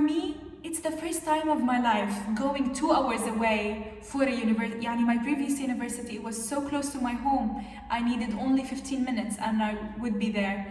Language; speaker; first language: English; non-native, fluent; Arabic